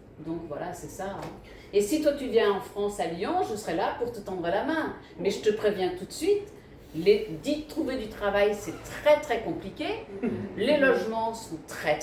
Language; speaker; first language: French; early bilingual, other home language; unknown